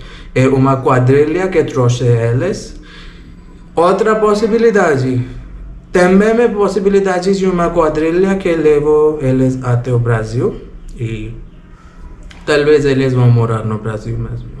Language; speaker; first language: Portuguese; non-native, learner; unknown